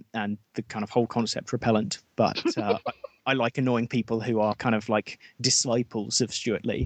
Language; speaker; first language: English; native; English